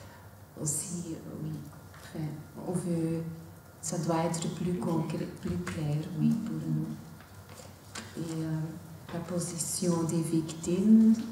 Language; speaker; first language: French; non-native, local second language; Dutch